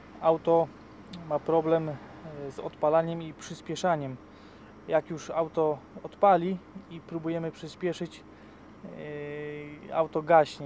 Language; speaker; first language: Polish; native; Polish